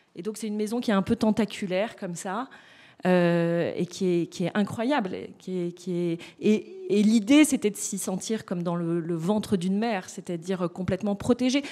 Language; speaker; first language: French; native; French